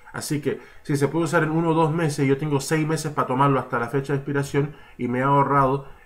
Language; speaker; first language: Spanish; early bilingual, heritage; Spanish